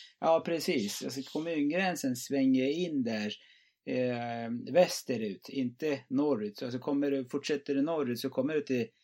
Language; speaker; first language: Swedish; non-native, fluent; Turkish